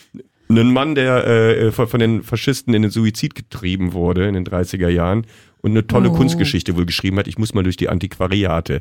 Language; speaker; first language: German; native; German